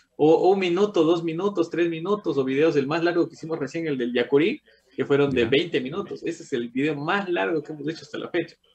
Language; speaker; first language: Spanish; native; Spanish